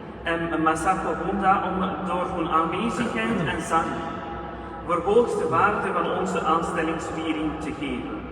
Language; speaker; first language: Dutch; non-native, fluent; Urdu